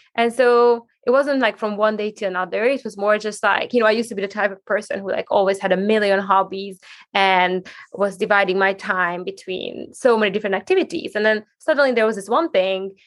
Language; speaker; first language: English; non-native, fluent; Hungarian